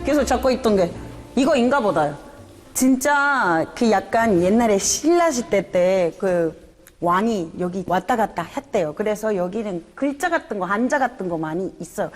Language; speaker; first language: Korean; non-native, fluent; Spanish